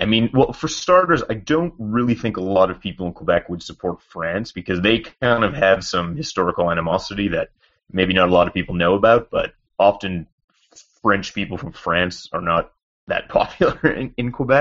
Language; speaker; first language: English; native; English